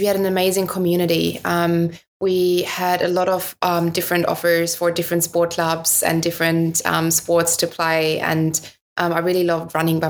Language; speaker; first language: English; non-native, fluent; German